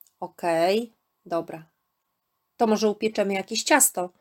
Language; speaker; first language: Polish; native; Polish